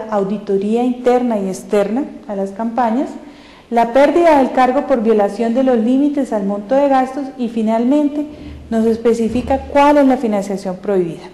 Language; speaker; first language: Spanish; native; Spanish